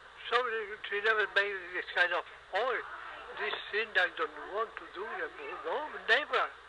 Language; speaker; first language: English; non-native, fluent; Spanish